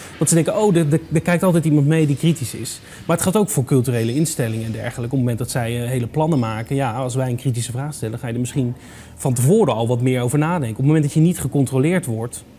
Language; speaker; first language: Dutch; native; Dutch